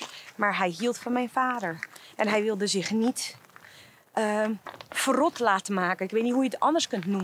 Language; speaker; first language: Dutch; early bilingual, other home language; Bosnian